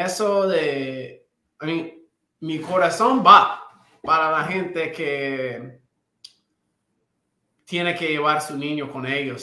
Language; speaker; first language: Spanish; non-native, fluent; English